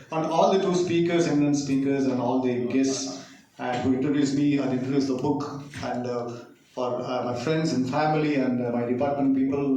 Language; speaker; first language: English; non-native, local second language; Tamil